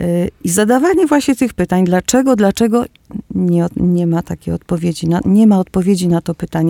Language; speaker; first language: Polish; early bilingual, other home language; Greek